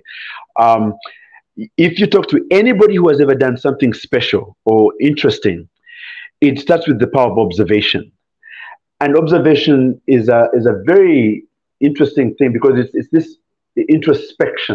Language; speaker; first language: English; non-native, local second language; Ganda